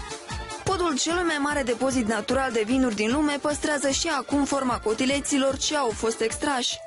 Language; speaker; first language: Romanian; native; Romanian